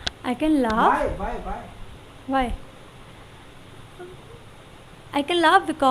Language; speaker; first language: English; non-native, learner; Hindi